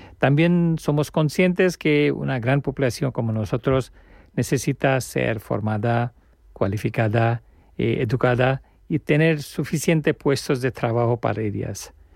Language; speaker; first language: Spanish; non-native, learner; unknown